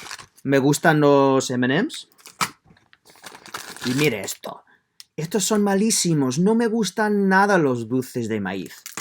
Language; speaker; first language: Spanish; non-native, fluent; English